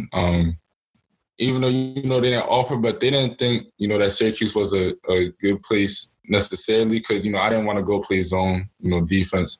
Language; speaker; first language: English; native; English